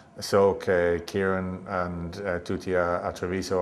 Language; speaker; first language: Italian; non-native, learner; English